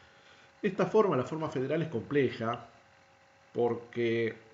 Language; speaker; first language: Spanish; native; Spanish